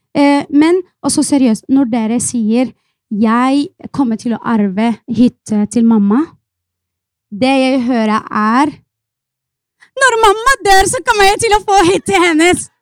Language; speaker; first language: Norwegian; non-native, fluent; Arabic